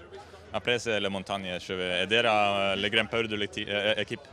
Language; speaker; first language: French; non-native, learner; Italian